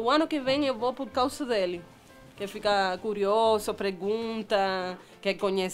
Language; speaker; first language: Portuguese; non-native, fluent; Spanish